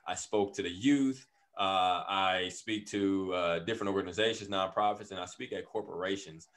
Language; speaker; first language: English; native; English